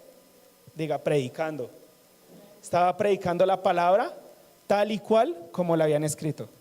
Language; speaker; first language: Spanish; native; Spanish